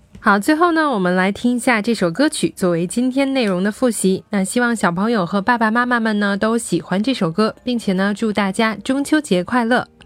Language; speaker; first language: Chinese; native; Chinese